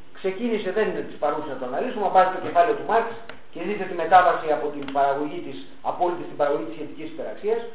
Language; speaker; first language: Greek; early bilingual, heritage; Greek